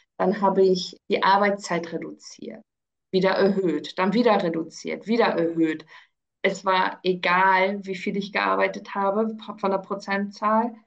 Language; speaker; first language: German; early bilingual, other home language; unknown